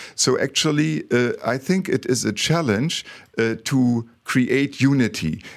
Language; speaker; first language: English; non-native, fluent; German